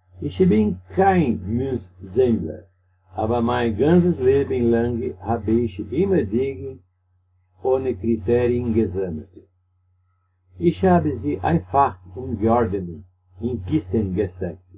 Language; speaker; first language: German; non-native, learner; Portuguese